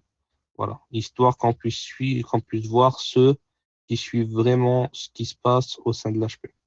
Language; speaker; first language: French; native; French